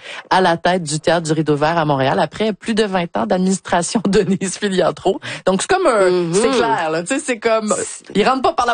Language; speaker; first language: French; native; French